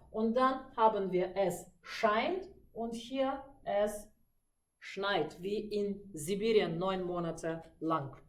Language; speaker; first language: German; non-native, fluent; Russian